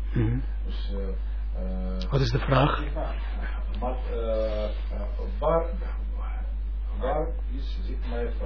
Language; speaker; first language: Dutch; non-native, learner; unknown